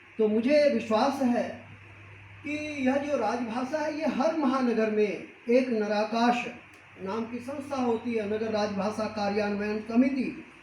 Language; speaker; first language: Hindi; native; Hindi